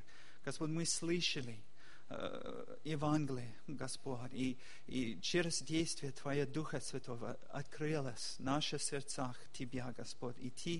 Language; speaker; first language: Russian; non-native, fluent; English